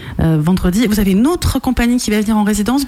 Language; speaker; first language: French; native; French